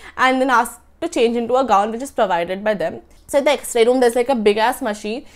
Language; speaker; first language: English; non-native, local second language; Marathi